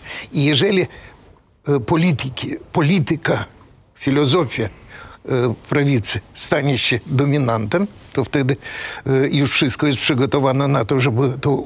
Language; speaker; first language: Polish; non-native, fluent; Russian